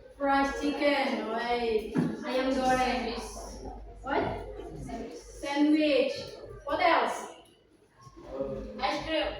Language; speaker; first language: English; non-native, learner; Indonesian